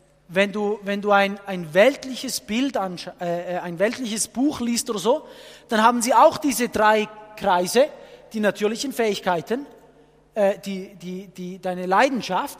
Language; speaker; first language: German; non-native, fluent; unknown